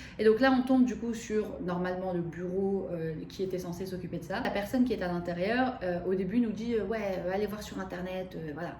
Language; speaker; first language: French; early bilingual, other home language; Arabic